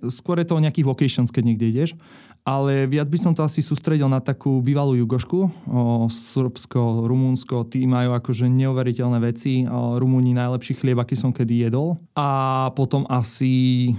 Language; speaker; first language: Slovak; native; Slovak